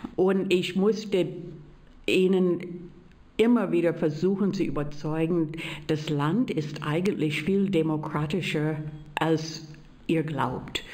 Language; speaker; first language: German; native; German